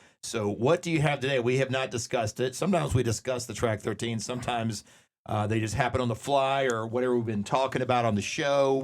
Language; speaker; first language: English; native; English